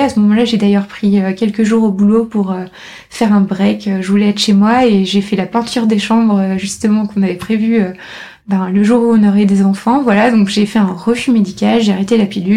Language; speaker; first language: French; native; French